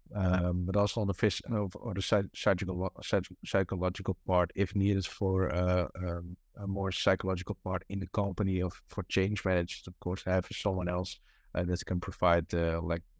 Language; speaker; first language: English; non-native, fluent; Dutch